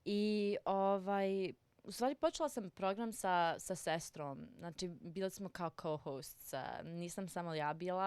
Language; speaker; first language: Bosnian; early bilingual, heritage; Serbian